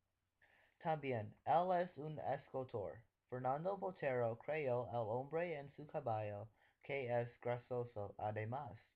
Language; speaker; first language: Spanish; non-native, learner; English